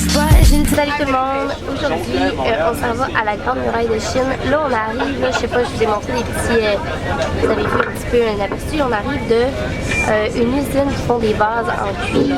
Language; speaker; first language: French; native; French